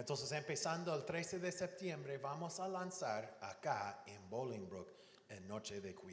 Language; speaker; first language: Spanish; non-native, fluent; English